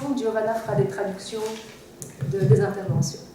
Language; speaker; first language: French; native; French